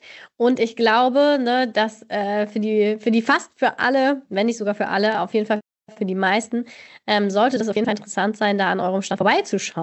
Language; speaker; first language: German; native; German